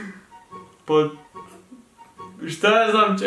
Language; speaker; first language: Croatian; early bilingual, heritage; Croatian